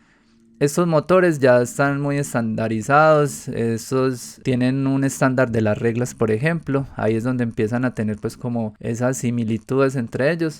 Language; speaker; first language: Spanish; native; Spanish